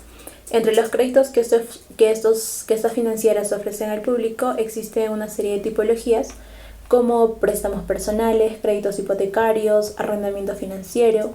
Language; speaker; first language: Spanish; native; Spanish